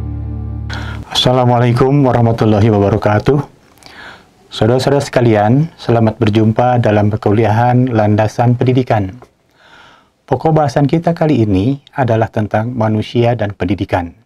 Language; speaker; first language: Indonesian; native; Indonesian